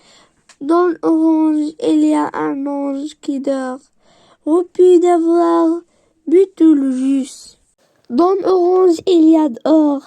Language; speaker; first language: French; non-native, learner; Arabic